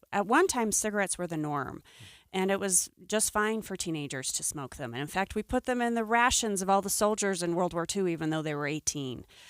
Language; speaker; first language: English; native; English